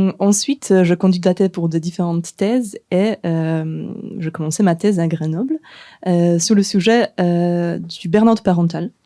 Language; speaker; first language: French; non-native, fluent; Polish